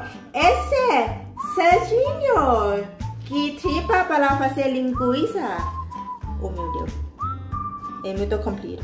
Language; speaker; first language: Portuguese; non-native, learner; Thai